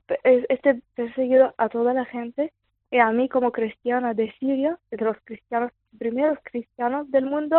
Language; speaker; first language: Spanish; non-native, fluent; Arabic